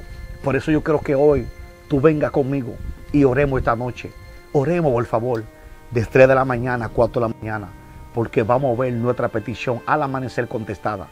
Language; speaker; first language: Spanish; native; Spanish